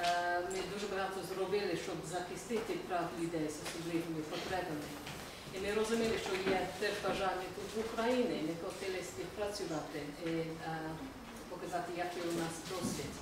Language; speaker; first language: Ukrainian; non-native, fluent; English